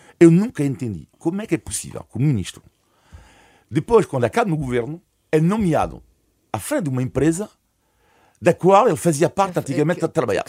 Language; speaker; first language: Portuguese; non-native, fluent; French